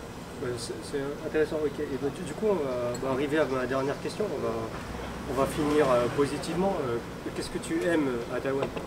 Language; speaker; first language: French; early bilingual, other home language; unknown